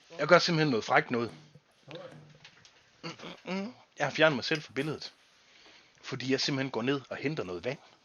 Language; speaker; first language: Danish; native; Danish